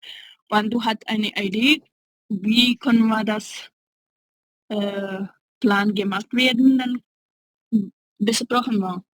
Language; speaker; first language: German; non-native, learner; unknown